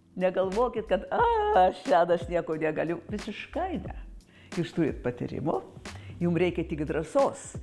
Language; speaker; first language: Lithuanian; early bilingual, heritage; Lithuanian